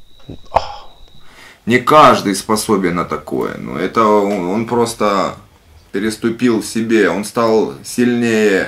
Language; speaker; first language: Russian; non-native, local second language; Ukrainian